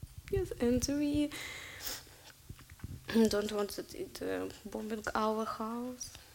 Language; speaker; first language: English; non-native, learner; Russian